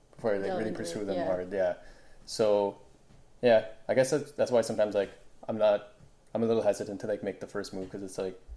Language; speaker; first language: English; non-native, local second language; Filipino